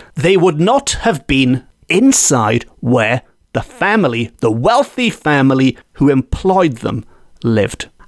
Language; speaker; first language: English; native; English